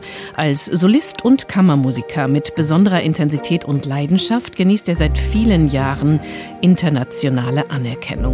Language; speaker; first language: German; native; German